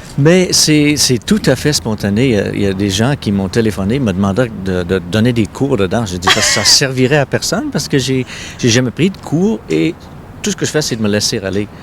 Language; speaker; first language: French; non-native, local second language; English